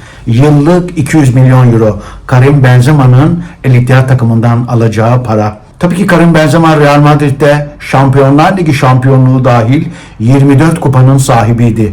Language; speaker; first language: Turkish; native; Turkish